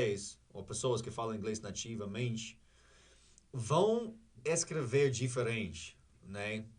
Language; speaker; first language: Portuguese; non-native, learner; English